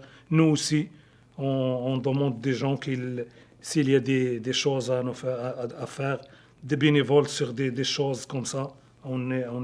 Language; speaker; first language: French; non-native, local second language; Arabic